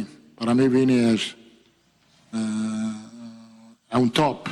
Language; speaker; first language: Portuguese; non-native, fluent; Italian